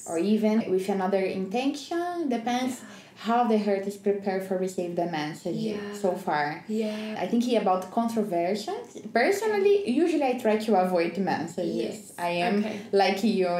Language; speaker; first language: English; non-native, learner; Portuguese